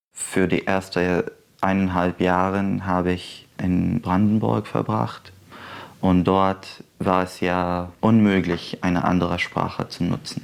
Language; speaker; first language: German; non-native, fluent; Arabic